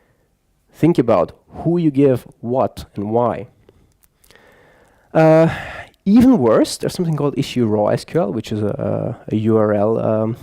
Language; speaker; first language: English; non-native, fluent; German